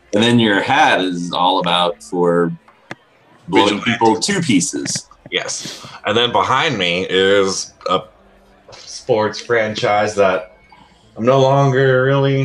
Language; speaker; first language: English; native; English